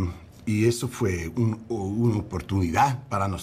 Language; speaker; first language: Spanish; early bilingual, heritage; English